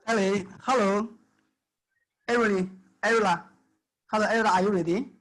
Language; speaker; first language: English; non-native, fluent; Chinese